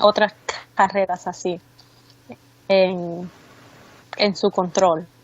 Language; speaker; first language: Spanish; early bilingual, heritage; Spanish